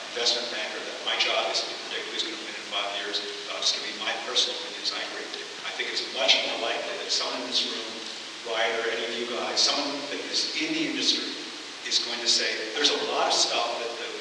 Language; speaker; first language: English; native; English